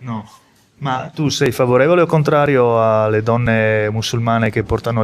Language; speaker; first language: Italian; native; Italian